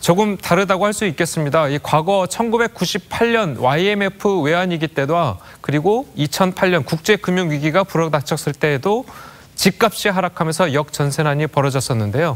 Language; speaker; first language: Korean; native; Korean